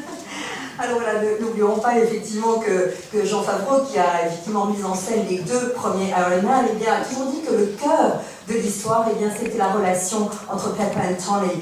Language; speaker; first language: French; native; French